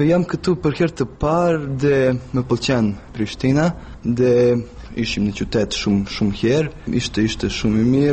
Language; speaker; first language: Albanian; non-native, learner; Serbian